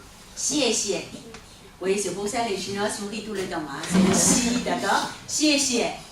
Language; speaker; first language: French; non-native, fluent; Chinese